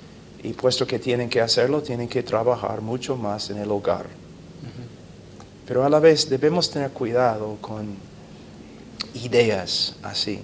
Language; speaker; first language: Spanish; non-native, fluent; English